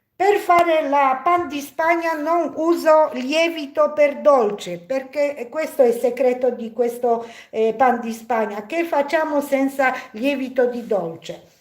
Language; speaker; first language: Italian; non-native, learner; Polish